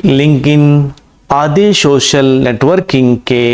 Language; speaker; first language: Hindi; non-native, local second language; Kannada